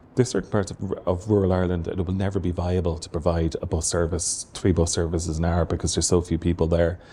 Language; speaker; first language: English; native; English